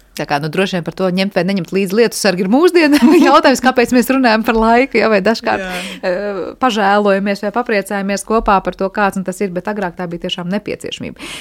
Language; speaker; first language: Latvian; native; Latvian